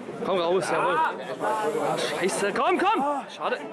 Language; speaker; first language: German; native; German